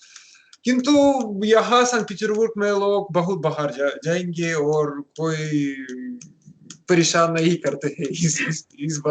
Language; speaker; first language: Hindi; non-native, learner; Russian